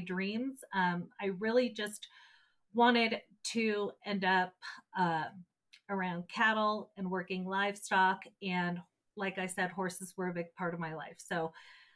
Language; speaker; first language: English; native; English